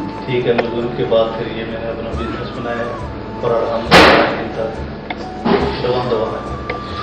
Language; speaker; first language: Urdu; non-native, local second language; Pahari-Potwari